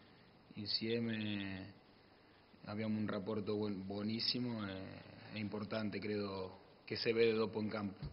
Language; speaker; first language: Italian; non-native, learner; Spanish